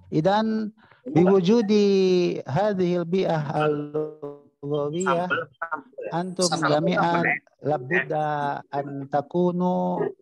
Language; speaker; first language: Arabic; non-native, fluent; Indonesian